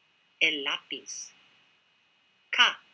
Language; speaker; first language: Spanish; non-native, fluent; English